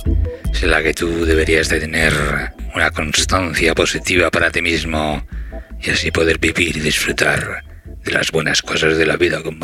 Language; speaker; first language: Spanish; native; Spanish